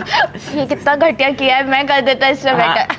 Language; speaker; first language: Hindi; native; Hindi